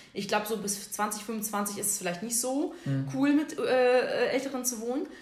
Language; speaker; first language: German; non-native, fluent; Russian